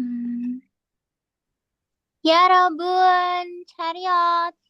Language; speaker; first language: Korean; non-native, learner; Indonesian